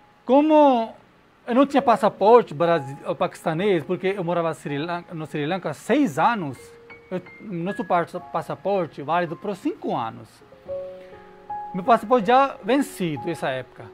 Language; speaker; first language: Portuguese; non-native, learner; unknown